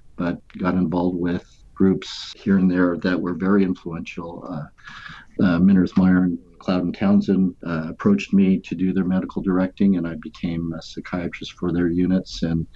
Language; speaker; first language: English; native; English